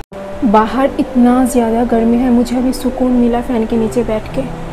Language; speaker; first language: Hindi; non-native, local second language; Bangla